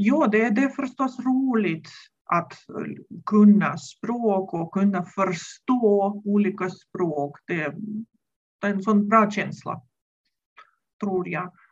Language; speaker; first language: Swedish; non-native, fluent; Russian